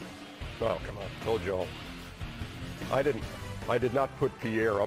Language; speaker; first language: English; native; English